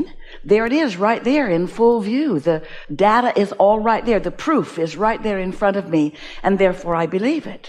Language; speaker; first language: English; native; English